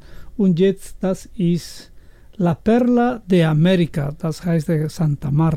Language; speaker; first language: German; non-native, learner; Spanish